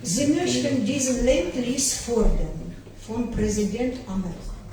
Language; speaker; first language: German; non-native, learner; Ukrainian